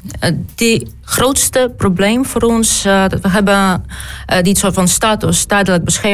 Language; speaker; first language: Dutch; non-native, learner; Ukrainian